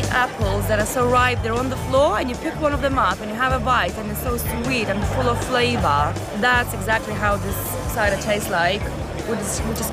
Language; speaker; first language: English; non-native, learner; Chinese